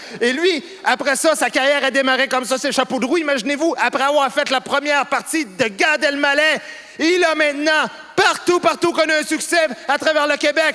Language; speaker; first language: French; native; French